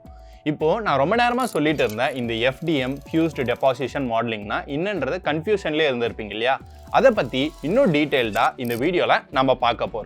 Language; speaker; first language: Tamil; native; Tamil